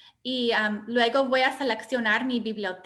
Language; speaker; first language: Spanish; non-native, fluent; English